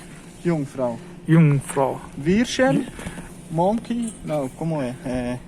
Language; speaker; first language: Portuguese; non-native, fluent; German